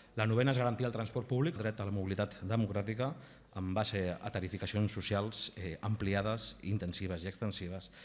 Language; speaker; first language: Catalan; non-native, local second language; Spanish